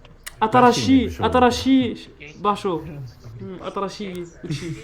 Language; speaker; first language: Japanese; non-native, learner; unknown